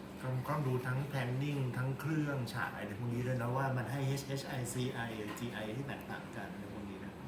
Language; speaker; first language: Thai; native; Thai